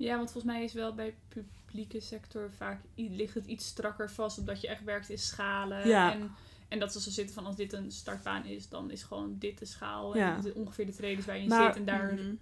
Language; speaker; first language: Dutch; native; Dutch